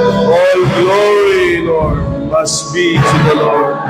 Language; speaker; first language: English; non-native, local second language; Filipino